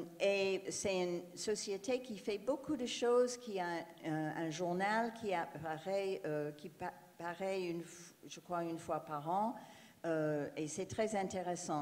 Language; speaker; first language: French; non-native, fluent; English